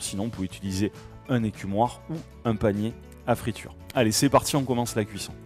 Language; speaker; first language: French; native; French